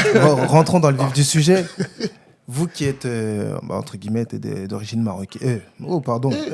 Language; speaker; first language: French; native; French